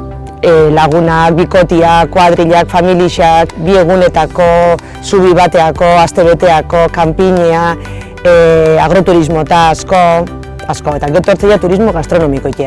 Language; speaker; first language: Basque; native; Basque